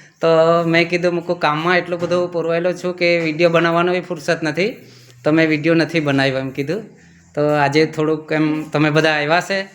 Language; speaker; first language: Gujarati; non-native, local second language; Gamit